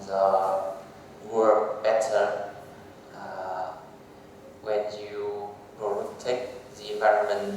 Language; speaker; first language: English; non-native, learner; Vietnamese